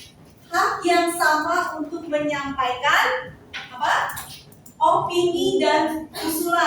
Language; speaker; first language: Indonesian; native; Indonesian